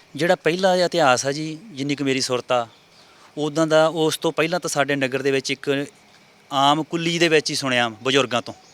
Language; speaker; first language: Punjabi; native; Punjabi